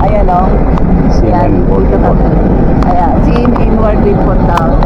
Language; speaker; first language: Filipino; native; Filipino